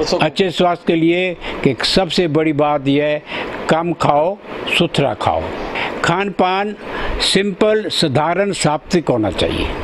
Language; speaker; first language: Hindi; early bilingual, other home language; Punjabi